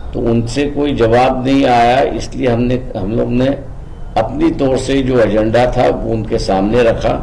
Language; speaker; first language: Hindi; non-native, local second language; Marathi